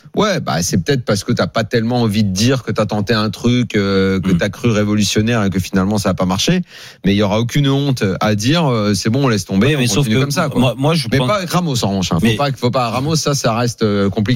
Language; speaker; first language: French; native; French